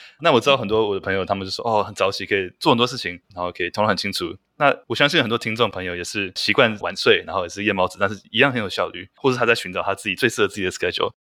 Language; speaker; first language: Chinese; native; Chinese